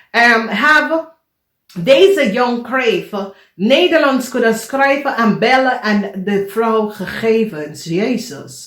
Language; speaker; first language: Dutch; non-native, learner; English